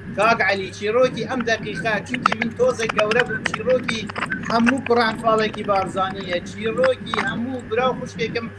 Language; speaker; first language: Central Kurdish; non-native, local second language; Kurdish